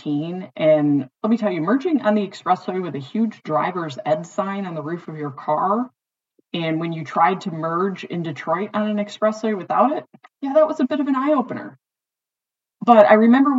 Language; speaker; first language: English; native; English